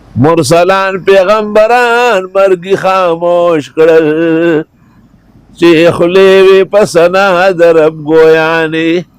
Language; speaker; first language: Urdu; non-native, local second language; Pashto